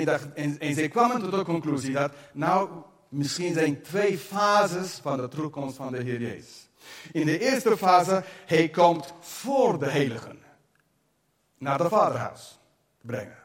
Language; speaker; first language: Dutch; non-native, fluent; English